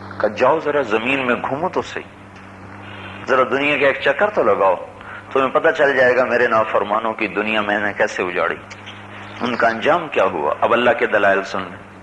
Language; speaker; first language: Urdu; non-native, local second language; Punjabi